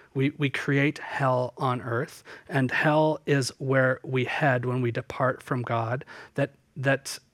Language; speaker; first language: English; native; English